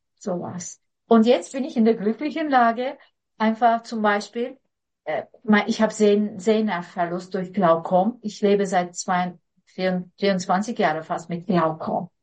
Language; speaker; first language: German; non-native, fluent; Turkish